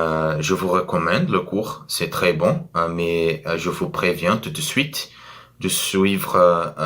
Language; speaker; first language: French; non-native, fluent; Portuguese